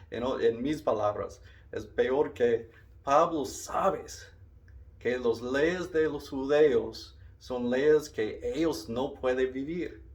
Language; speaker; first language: Spanish; non-native, learner; English